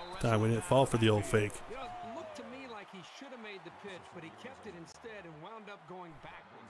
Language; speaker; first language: English; native; English